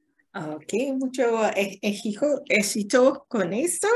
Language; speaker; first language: Spanish; non-native, learner; English